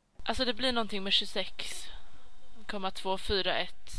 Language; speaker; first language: Swedish; native; Swedish